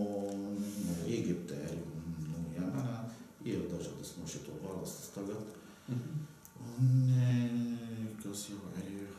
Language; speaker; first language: Latvian; non-native, learner; Arabic